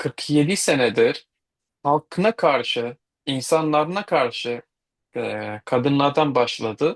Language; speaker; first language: Turkish; non-native, fluent; Kurdish